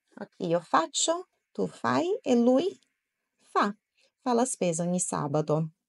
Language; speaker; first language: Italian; non-native, fluent; Portuguese